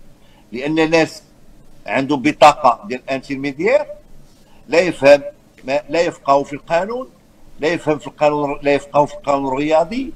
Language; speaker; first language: Arabic; native; Arabic